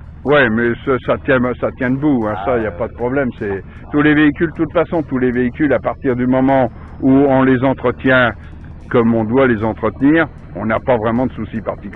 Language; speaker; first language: French; native; French